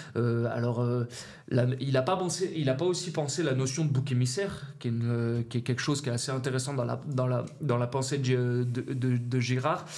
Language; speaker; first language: French; native; French